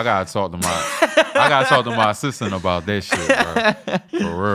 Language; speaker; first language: English; native; English